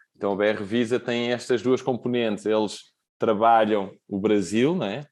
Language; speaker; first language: Portuguese; native; Portuguese